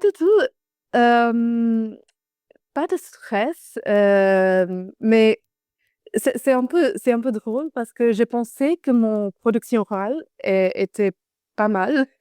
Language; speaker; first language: French; non-native, fluent; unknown